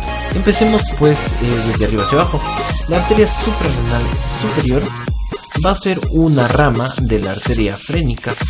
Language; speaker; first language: Spanish; native; Spanish